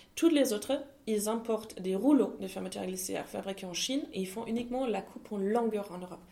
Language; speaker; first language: French; non-native, fluent; German